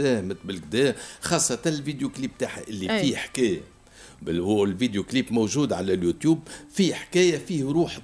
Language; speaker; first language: Arabic; native; Arabic